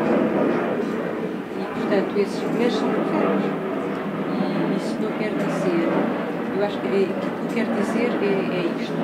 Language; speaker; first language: Portuguese; native; Portuguese